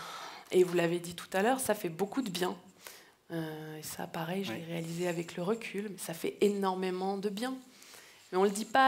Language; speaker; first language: French; native; French